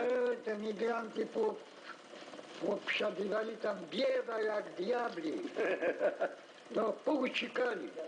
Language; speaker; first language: Polish; early bilingual, heritage; Polish